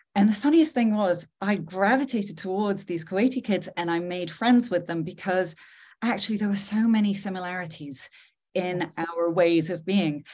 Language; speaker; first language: English; native; English